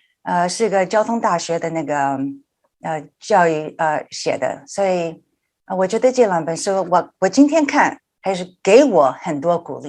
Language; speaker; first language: Chinese; early bilingual, heritage; Chinese